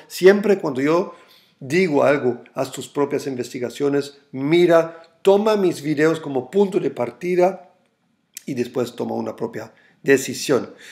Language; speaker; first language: Spanish; non-native, fluent; German